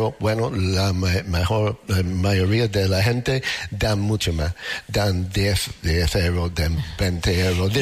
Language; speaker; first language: Spanish; non-native, learner; English